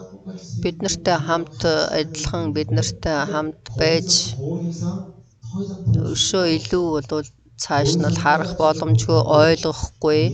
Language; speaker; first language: Mongolian; early bilingual, other home language; Korean